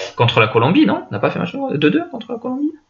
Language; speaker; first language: French; native; French